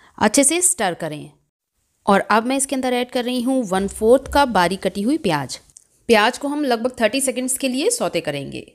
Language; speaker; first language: Hindi; native; Hindi